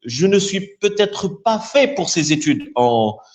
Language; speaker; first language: French; non-native, local second language; Arabic